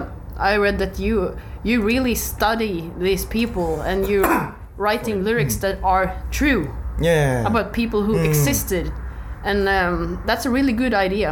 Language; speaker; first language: English; non-native, learner; Norwegian